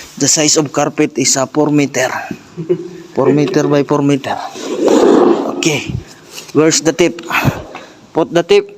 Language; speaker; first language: English; non-native, learner; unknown